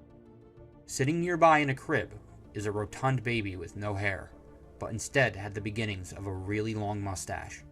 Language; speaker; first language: English; native; English